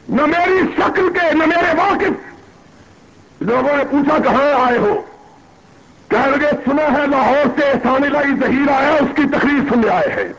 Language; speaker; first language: Urdu; non-native, local second language; Punjabi